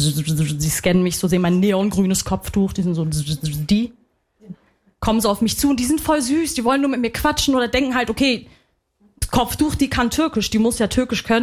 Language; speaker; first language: German; early bilingual, other home language; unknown